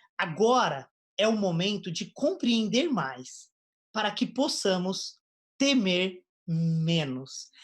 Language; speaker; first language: Portuguese; native; Portuguese